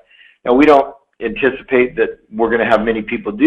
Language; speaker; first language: English; native; English